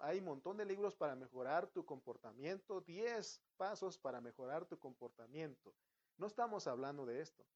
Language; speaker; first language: Spanish; native; Spanish